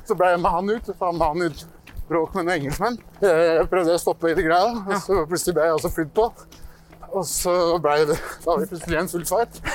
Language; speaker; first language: Norwegian; early bilingual, other home language; Persian